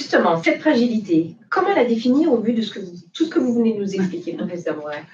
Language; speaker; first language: French; native; French